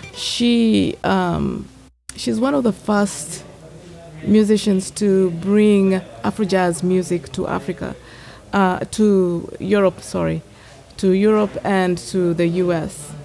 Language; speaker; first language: English; non-native, local second language; Gusii